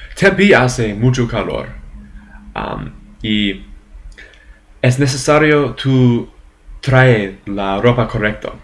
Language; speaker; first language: Spanish; non-native, learner; English